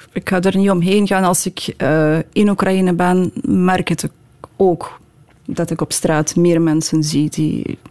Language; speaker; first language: Dutch; non-native, fluent; Ukrainian